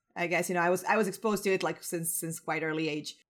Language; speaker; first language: English; non-native, fluent; Croatian